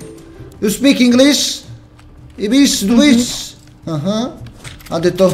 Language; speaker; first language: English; non-native, learner; Italian